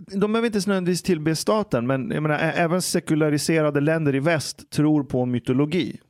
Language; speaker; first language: Swedish; native; Swedish